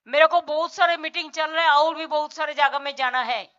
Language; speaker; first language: Hindi; non-native, local second language; Bangla